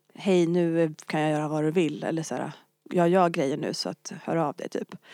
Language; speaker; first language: Swedish; non-native, local second language; French